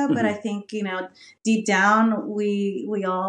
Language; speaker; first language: English; early bilingual, other home language; Spanish